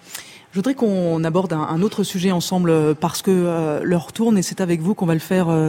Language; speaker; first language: French; native; French